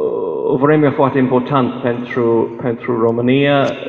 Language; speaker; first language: Romanian; non-native, fluent; English